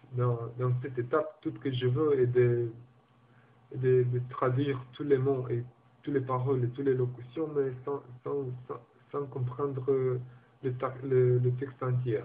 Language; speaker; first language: French; non-native, learner; Romanian